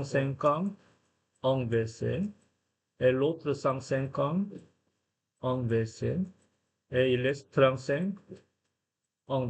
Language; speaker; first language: French; non-native, fluent; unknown